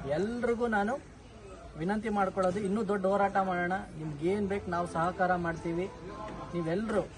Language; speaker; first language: Kannada; non-native, local second language; Lambadi